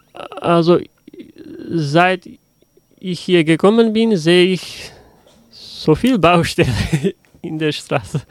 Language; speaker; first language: German; non-native, learner; Uzbek